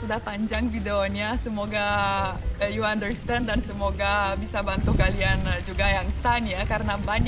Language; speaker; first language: Indonesian; non-native, fluent; Romanian